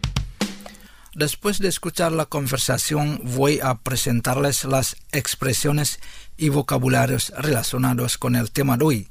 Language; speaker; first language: Spanish; non-native, fluent; Indonesian